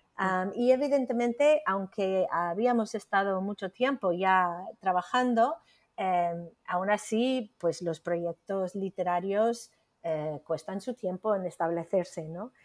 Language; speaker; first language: Spanish; non-native, fluent; English